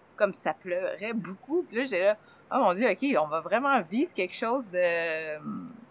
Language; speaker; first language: French; native; French